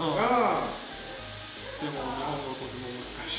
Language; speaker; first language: Japanese; non-native, learner; German